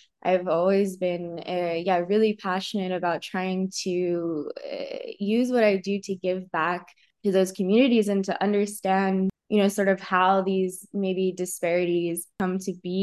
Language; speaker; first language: English; native; English